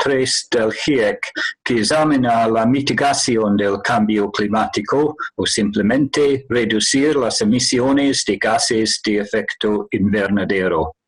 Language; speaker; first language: Spanish; non-native, fluent; English